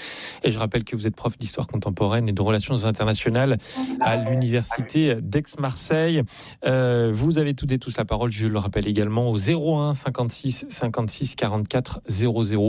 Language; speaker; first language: French; native; French